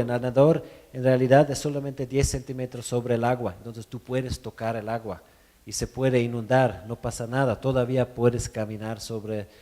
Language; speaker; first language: Spanish; non-native, fluent; German